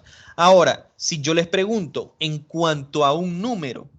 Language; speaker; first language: Spanish; native; Spanish